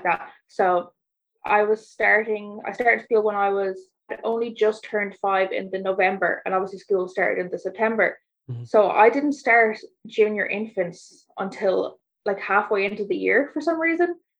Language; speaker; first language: English; native; English